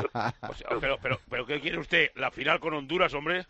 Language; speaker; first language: Spanish; native; Spanish